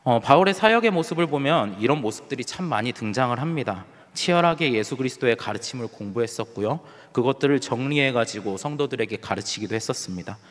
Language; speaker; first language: Korean; native; Korean